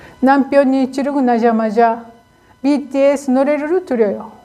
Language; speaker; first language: Korean; non-native, learner; Japanese